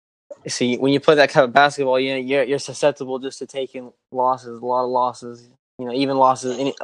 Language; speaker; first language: English; native; English